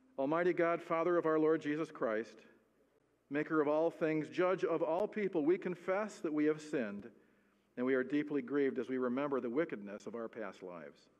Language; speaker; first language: English; native; English